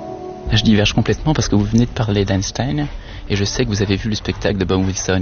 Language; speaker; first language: French; native; French